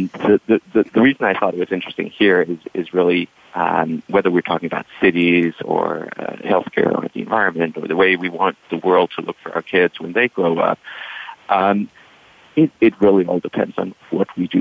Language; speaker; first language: English; non-native, fluent; Danish